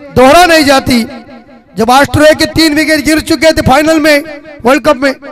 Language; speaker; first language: Hindi; non-native, local second language; Marathi